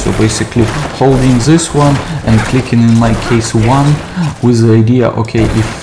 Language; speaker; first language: English; non-native, fluent; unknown